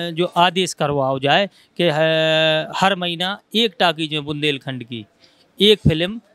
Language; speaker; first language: Hindi; native; Hindi